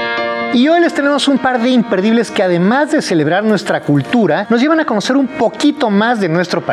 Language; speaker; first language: Spanish; native; Spanish